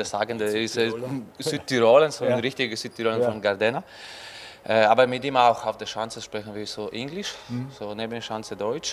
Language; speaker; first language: German; non-native, learner; Polish